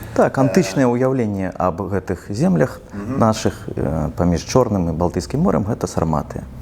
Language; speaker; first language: Belarusian; non-native, local second language; Russian